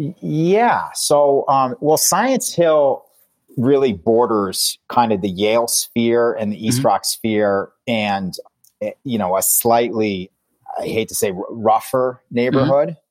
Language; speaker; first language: English; native; English